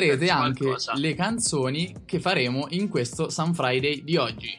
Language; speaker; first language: Italian; native; Italian